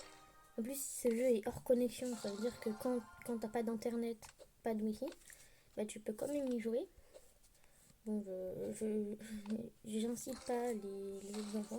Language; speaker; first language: French; native; French